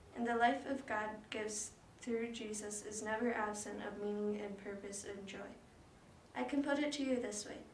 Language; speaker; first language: English; native; English